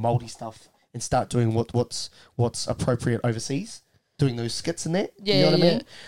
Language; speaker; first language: English; native; English